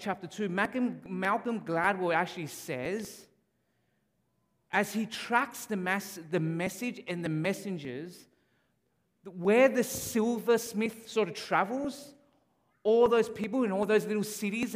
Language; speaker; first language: English; native; English